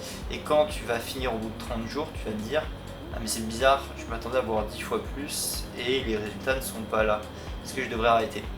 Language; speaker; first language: French; native; French